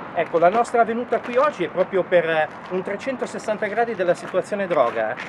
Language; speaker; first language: Italian; native; Italian